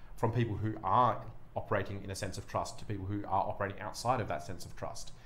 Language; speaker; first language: English; native; English